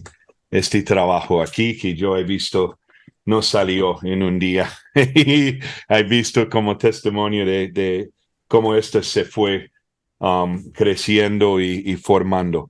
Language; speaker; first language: Spanish; early bilingual, heritage; Spanish